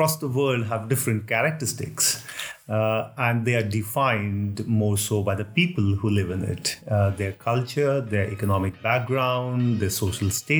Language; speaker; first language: English; non-native, local second language; Hindi